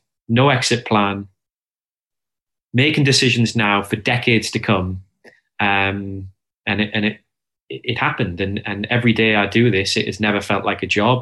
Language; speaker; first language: English; native; English